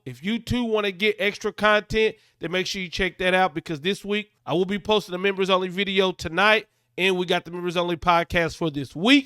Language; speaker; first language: English; native; English